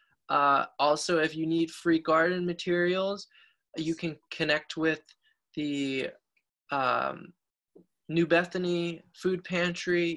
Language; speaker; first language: English; native; English